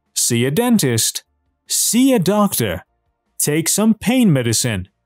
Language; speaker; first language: English; non-native, fluent; Persian